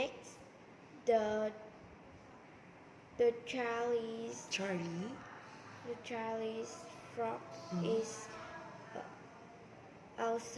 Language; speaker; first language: English; non-native, learner; Vietnamese